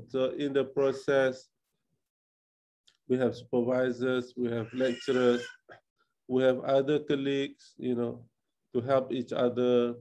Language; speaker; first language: English; non-native, local second language; Malay